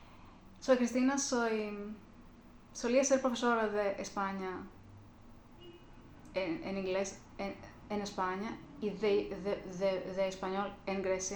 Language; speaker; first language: Spanish; non-native, fluent; Greek